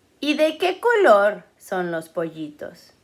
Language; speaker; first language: Spanish; early bilingual, heritage; Spanish